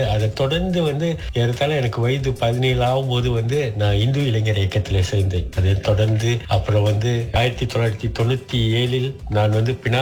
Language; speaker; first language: Tamil; early bilingual, heritage; Tamil